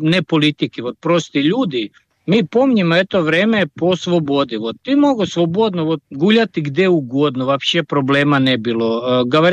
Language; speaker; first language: Russian; non-native, fluent; Serbian